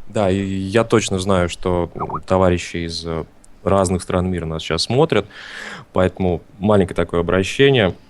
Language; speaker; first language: Russian; native; Russian